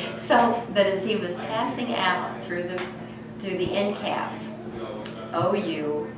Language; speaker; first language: English; native; English